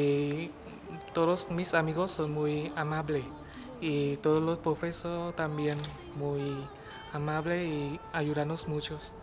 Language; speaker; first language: Spanish; non-native, learner; Vietnamese